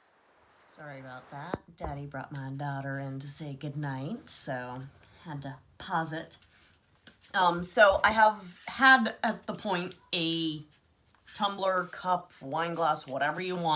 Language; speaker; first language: English; native; English